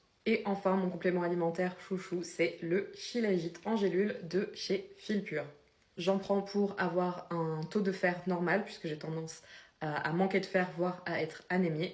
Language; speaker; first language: French; native; French